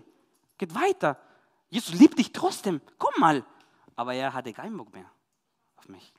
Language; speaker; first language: German; non-native, learner; Spanish